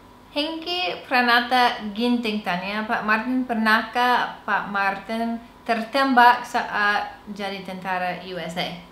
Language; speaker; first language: Indonesian; non-native, fluent; English